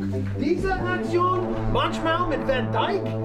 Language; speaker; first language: German; non-native, learner; English